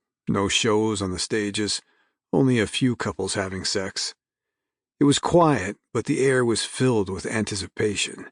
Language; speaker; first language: English; native; English